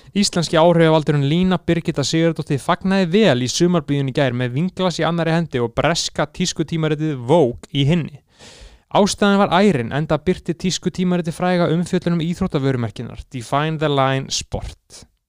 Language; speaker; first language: Icelandic; native; Icelandic